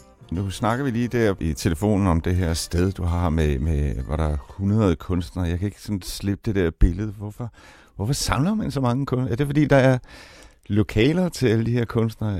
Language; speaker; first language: Danish; native; Danish